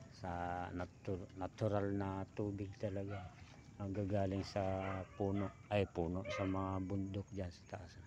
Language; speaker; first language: Filipino; non-native, local second language; Bikol